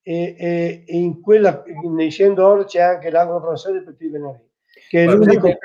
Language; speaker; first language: Italian; native; Italian